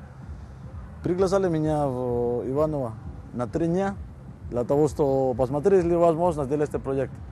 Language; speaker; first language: Russian; non-native, learner; Spanish